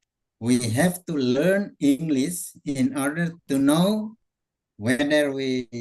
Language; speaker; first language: English; non-native, fluent; Indonesian